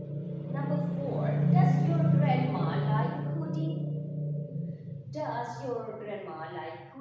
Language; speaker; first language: English; non-native, fluent; Indonesian